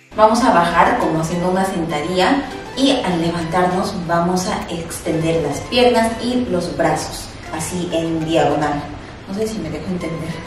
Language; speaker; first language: Spanish; non-native, fluent; Korean